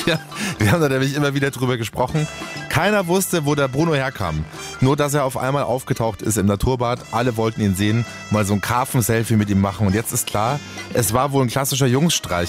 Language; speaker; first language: German; native; German